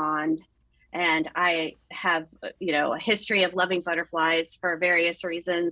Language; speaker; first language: English; native; English